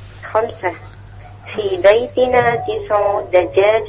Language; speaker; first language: Arabic; non-native, learner; Indonesian